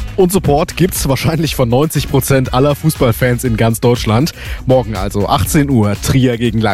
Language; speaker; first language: German; native; German